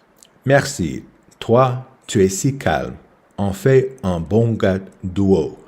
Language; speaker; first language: French; non-native, learner; English